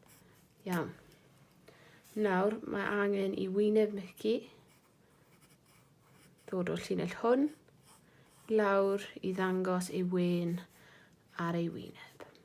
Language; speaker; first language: Welsh; non-native, local second language; English